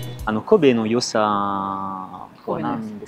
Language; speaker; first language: Japanese; non-native, fluent; French